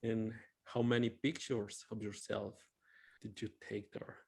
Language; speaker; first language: English; non-native, fluent; Spanish